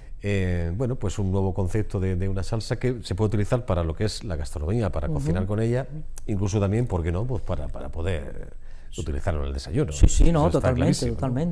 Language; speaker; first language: Spanish; native; Spanish